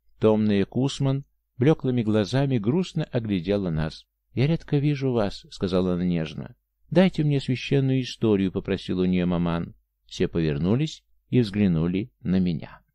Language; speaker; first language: Russian; native; Russian